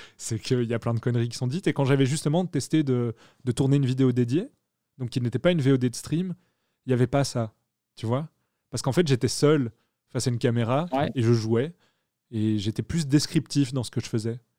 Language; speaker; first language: French; native; French